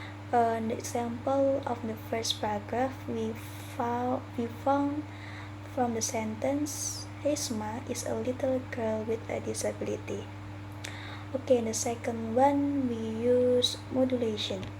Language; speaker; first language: English; non-native, learner; Indonesian